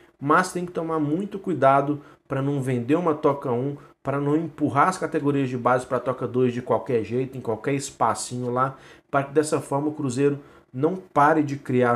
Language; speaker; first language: Portuguese; native; Portuguese